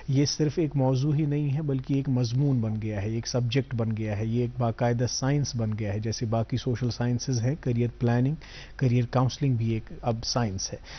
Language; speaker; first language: Hindi; non-native, local second language; Kashmiri